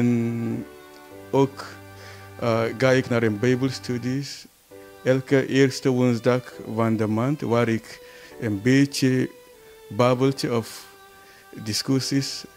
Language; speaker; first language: Dutch; non-native, learner; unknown